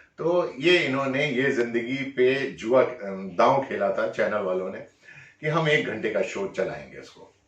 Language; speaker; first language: Hindi; native; Hindi